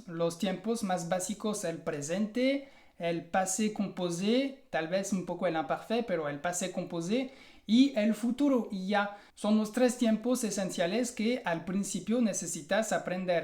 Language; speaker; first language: Spanish; non-native, fluent; French